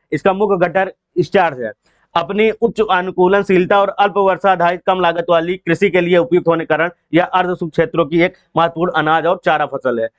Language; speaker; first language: Hindi; native; Hindi